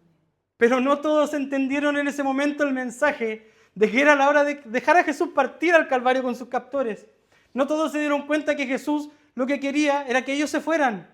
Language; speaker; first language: Spanish; native; Spanish